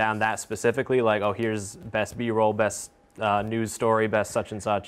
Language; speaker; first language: English; native; English